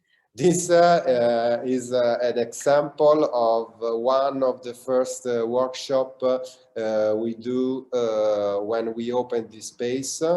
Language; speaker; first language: English; non-native, learner; Italian